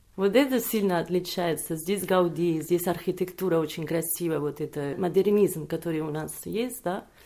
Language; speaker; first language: Russian; non-native, fluent; Catalan